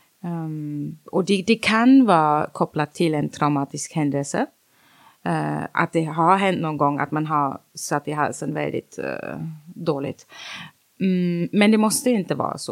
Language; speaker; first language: Swedish; non-native, fluent; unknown